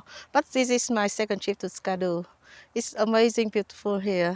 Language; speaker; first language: English; non-native, learner; Vietnamese